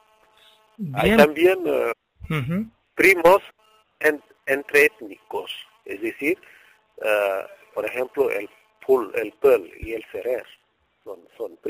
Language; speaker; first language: Spanish; non-native, fluent; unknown